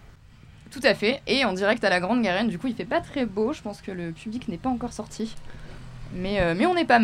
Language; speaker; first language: French; native; French